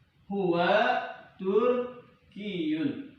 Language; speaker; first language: Arabic; non-native, fluent; Indonesian